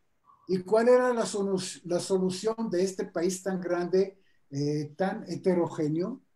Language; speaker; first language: Spanish; non-native, fluent; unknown